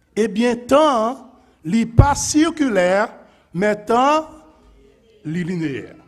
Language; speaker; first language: French; native; French